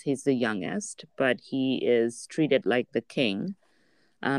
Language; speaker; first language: English; non-native, local second language; Wolof